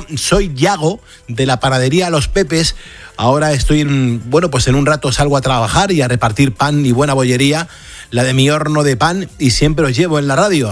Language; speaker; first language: Spanish; native; Spanish